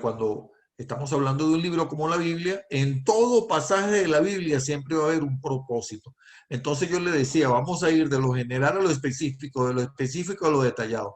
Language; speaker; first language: Spanish; native; Spanish